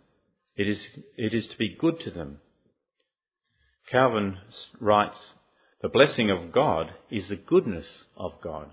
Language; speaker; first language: English; native; English